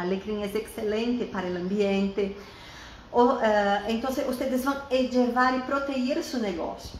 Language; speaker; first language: Spanish; non-native, fluent; Portuguese